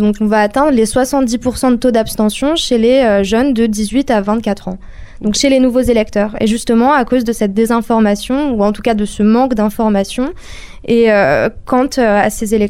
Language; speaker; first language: French; native; French